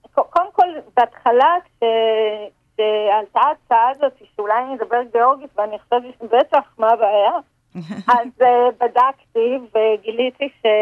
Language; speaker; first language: Hebrew; native; Hebrew